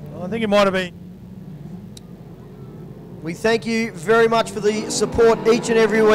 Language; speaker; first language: English; native; English